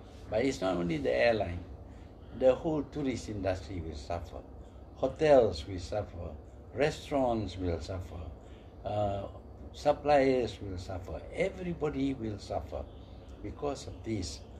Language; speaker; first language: English; non-native, local second language; Malay